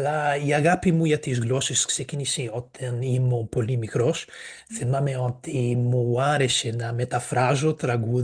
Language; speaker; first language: Greek; non-native, fluent; Portuguese